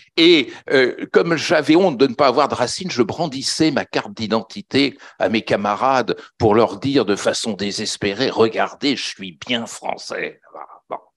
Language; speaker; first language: French; native; French